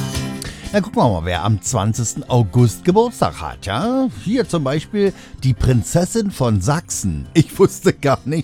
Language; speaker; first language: German; native; German